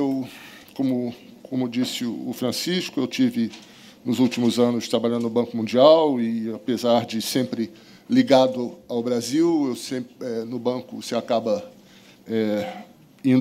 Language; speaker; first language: Portuguese; native; Portuguese